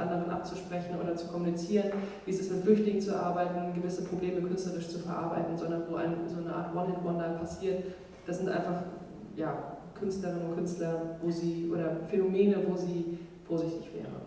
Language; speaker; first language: German; native; German